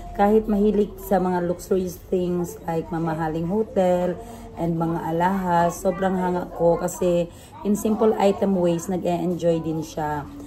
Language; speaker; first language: Filipino; non-native, local second language; Cebuano